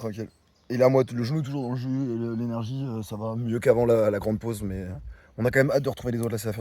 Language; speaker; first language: French; native; French